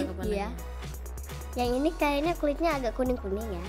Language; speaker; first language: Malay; early bilingual, heritage; Indonesian